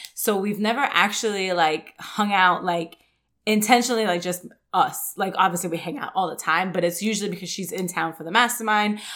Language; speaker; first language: English; native; English